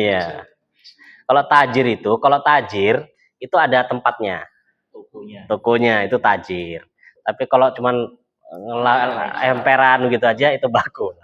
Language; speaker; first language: Indonesian; native; Indonesian